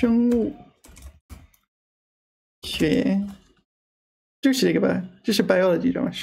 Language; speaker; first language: Chinese; non-native, learner; English